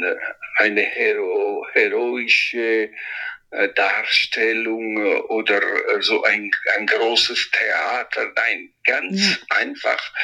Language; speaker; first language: German; non-native, fluent; Italian